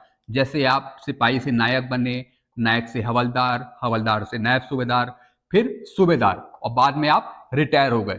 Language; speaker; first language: Hindi; native; Hindi